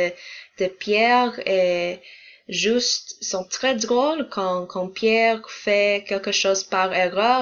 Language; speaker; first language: French; non-native, learner; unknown